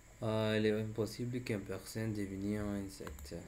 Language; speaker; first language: French; non-native, learner; English